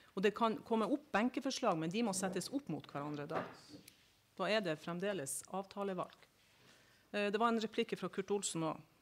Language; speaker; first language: Norwegian; native; Norwegian